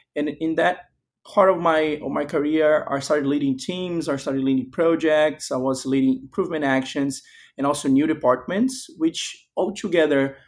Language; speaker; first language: English; non-native, fluent; Portuguese